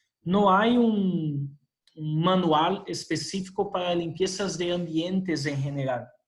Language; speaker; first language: Spanish; non-native, fluent; Portuguese